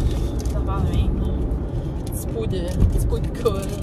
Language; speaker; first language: French; native; French